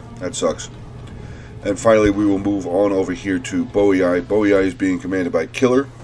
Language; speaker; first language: English; native; English